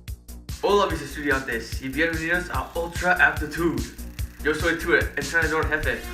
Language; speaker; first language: Spanish; non-native, learner; English